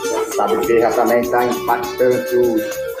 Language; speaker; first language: Portuguese; native; Portuguese